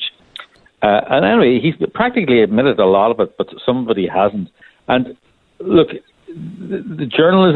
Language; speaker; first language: English; native; English